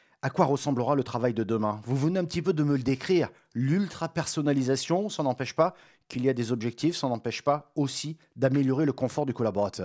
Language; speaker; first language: French; native; French